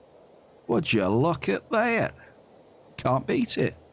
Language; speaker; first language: English; native; English